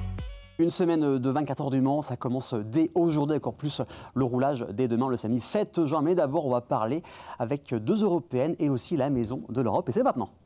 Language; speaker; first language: French; native; French